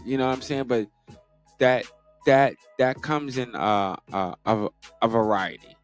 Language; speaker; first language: English; native; English